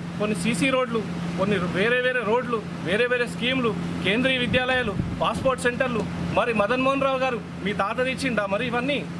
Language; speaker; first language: Telugu; native; Telugu